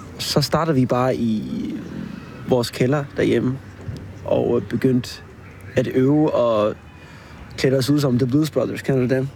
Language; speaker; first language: Danish; non-native, local second language; Faroese